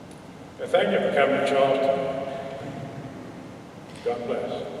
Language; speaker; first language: English; native; English